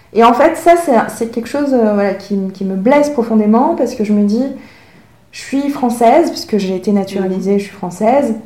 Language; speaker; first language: French; early bilingual, other home language; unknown